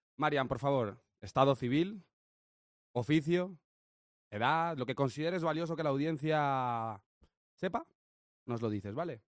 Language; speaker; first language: Spanish; native; Spanish